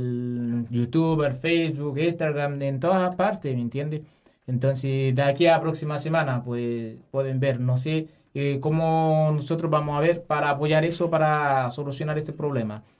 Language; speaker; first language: Spanish; non-native, learner; Haitian Creole